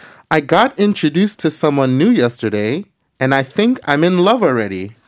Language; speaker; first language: English; early bilingual, other home language; Korean